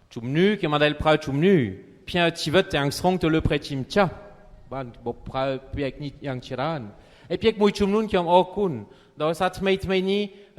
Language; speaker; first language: Khmer; non-native, fluent; French